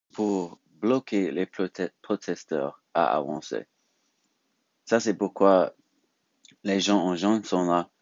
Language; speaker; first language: French; non-native, learner; English